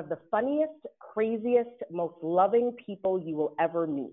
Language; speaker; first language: English; native; English